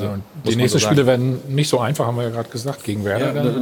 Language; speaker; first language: German; native; German